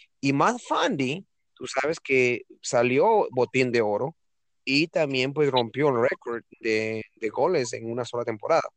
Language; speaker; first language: Spanish; native; Spanish